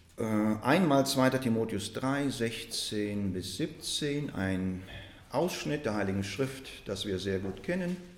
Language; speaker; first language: German; non-native, fluent; Russian